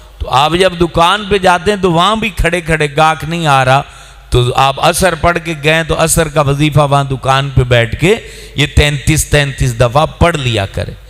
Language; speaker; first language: Urdu; non-native, local second language; Punjabi